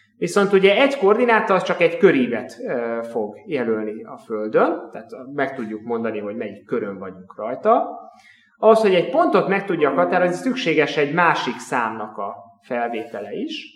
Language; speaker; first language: Hungarian; native; Hungarian